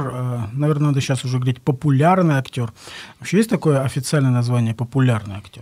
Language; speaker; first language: Russian; native; Russian